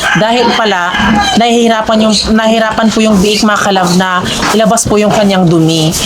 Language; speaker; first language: Filipino; non-native, local second language; Cebuano